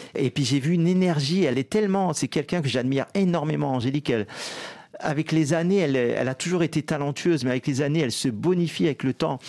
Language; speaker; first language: French; native; French